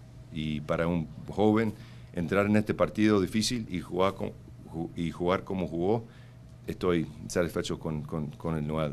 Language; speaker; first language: Spanish; early bilingual, heritage; Spanish